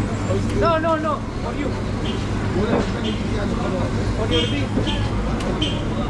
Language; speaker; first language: English; non-native, learner; Spanish